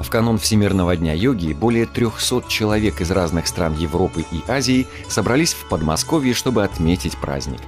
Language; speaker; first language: Russian; native; Russian